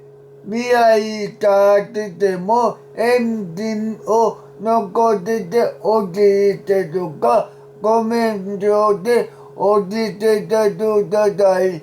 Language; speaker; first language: Japanese; non-native, learner; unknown